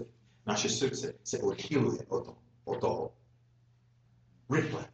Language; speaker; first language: Czech; non-native, fluent; English